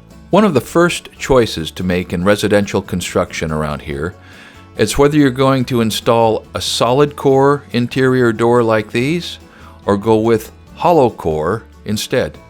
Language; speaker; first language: English; native; English